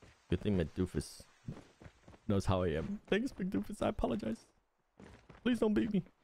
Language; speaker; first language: English; early bilingual, other home language; Spanish